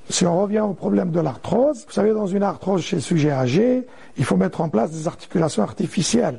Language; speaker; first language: French; non-native, local second language; Arabic